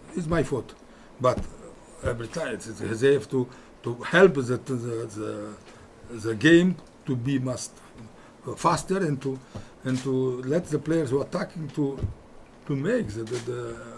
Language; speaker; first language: English; non-native, fluent; Romanian